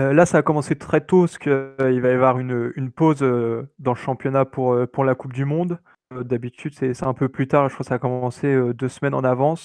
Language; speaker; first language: French; native; French